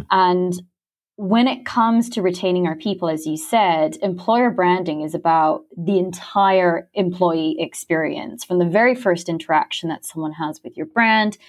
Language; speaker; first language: English; native; English